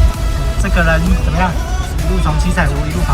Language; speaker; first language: Chinese; native; Chinese